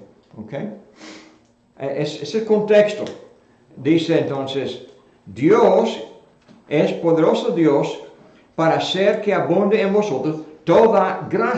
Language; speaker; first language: Spanish; non-native, fluent; English